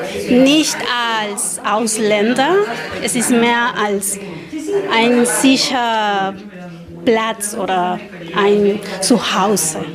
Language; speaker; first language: German; non-native, learner; Spanish